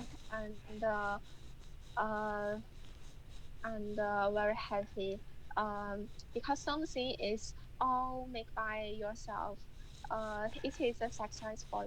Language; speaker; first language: English; non-native, learner; Chinese